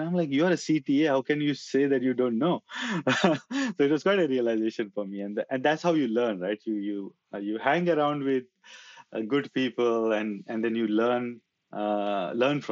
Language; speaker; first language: English; non-native, local second language; Marathi